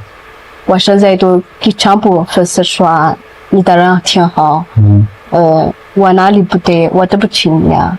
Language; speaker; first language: Chinese; non-native, learner; Amharic